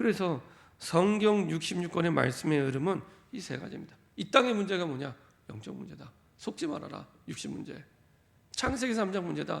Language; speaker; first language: Korean; native; Korean